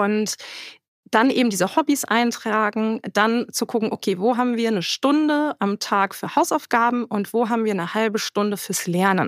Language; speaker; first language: German; native; German